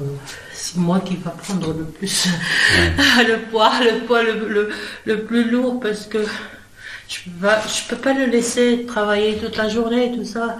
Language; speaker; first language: French; non-native, fluent; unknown